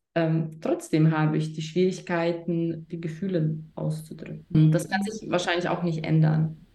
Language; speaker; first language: German; non-native, fluent; Lithuanian